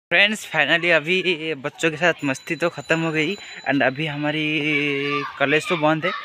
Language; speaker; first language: Hindi; non-native, local second language; Odia